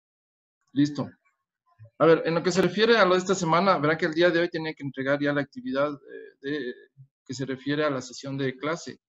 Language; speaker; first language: Spanish; native; Spanish